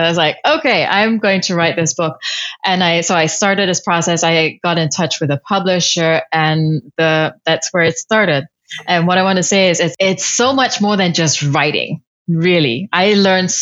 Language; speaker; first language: English; non-native, local second language; Cantonese